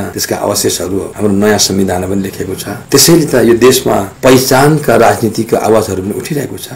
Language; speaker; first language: Nepali; non-native, local second language; Gurung